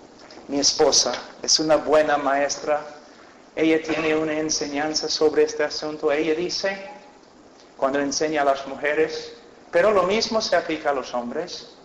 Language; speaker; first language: Spanish; non-native, fluent; English